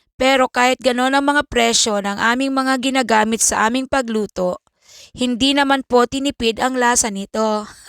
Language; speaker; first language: Filipino; native; Filipino